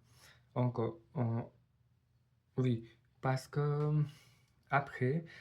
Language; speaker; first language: French; non-native, learner; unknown